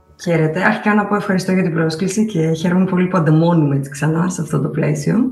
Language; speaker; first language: Greek; early bilingual, other home language; Albanian